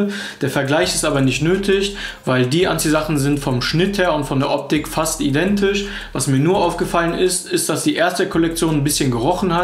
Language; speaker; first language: German; native; German